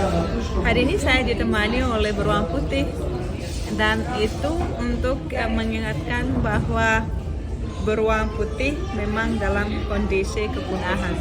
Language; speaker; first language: Indonesian; non-native, fluent; Russian